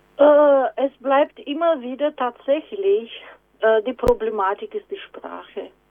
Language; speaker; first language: German; non-native, fluent; Romanian